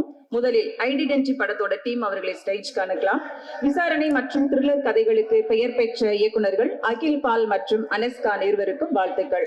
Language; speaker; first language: Tamil; native; Tamil